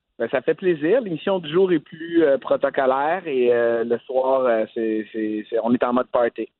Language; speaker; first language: French; native; French